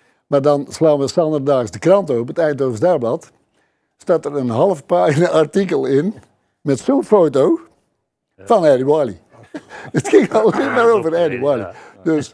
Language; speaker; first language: Dutch; native; Dutch